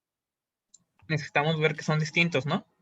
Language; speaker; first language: Spanish; native; Spanish